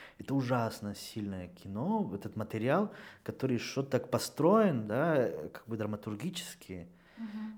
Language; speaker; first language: Russian; non-native, fluent; Spanish